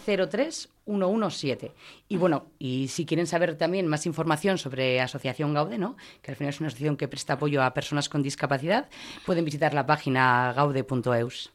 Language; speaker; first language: Spanish; native; Spanish